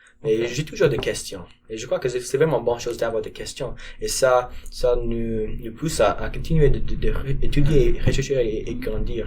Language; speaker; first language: French; non-native, learner; English